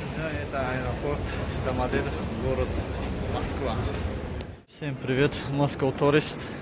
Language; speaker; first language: Russian; non-native, learner; Tajik